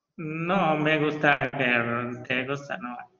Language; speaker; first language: Spanish; non-native, learner; Bangla